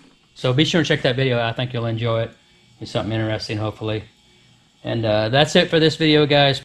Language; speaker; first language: English; native; English